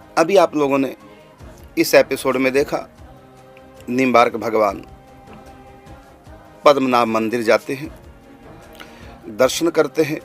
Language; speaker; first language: Hindi; native; Hindi